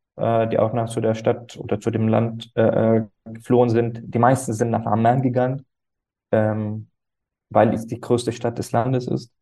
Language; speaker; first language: German; non-native, fluent; Arabic